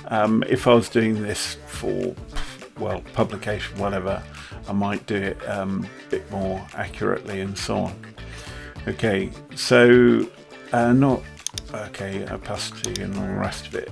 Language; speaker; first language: English; native; English